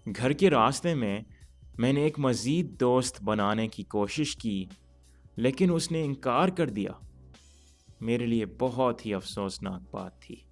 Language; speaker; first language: Urdu; early bilingual, heritage; Urdu